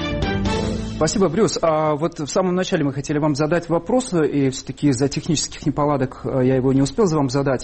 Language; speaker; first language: Russian; non-native, fluent; English